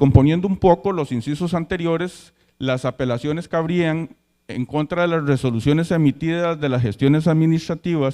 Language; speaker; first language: Spanish; native; Spanish